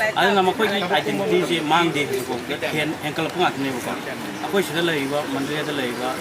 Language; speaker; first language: Manipuri; early bilingual, heritage; Manipuri